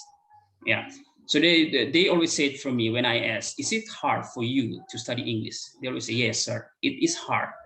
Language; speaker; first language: English; non-native, fluent; Indonesian